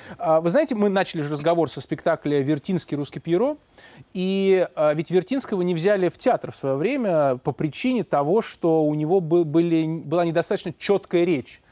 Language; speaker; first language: Russian; native; Russian